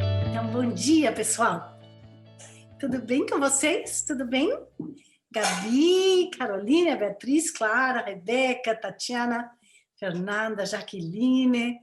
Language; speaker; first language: Portuguese; non-native, fluent; Spanish